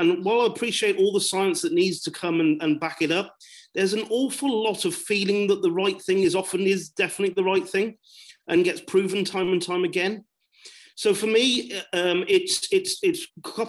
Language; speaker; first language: English; native; English